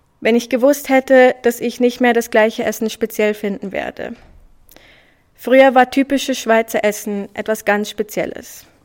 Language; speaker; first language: German; early bilingual, other home language; Swiss German